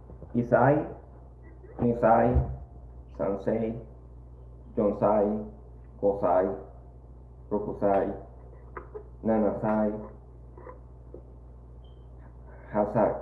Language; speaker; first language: Japanese; non-native, learner; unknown